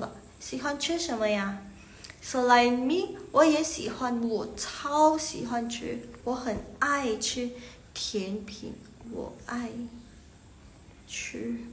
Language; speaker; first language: Chinese; non-native, fluent; Indonesian